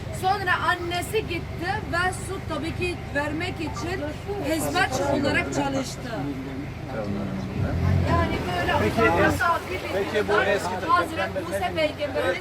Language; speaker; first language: Turkish; non-native, learner; Arabic